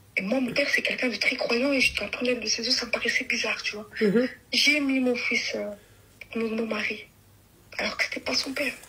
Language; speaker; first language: French; early bilingual, other home language; Arabic